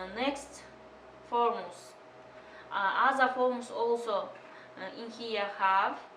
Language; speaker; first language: English; non-native, learner; Kazakh